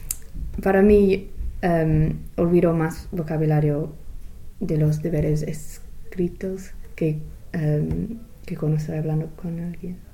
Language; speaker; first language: Spanish; non-native, fluent; English